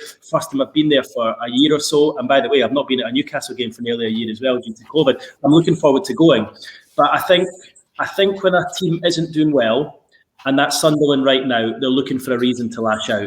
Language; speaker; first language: English; native; English